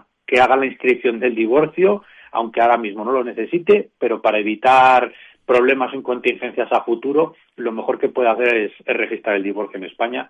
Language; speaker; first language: Spanish; native; Spanish